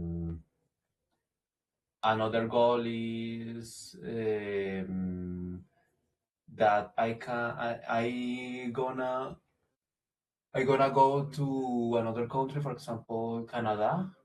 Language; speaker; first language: English; non-native, learner; Spanish